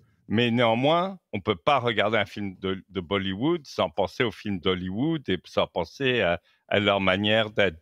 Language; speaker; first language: French; native; French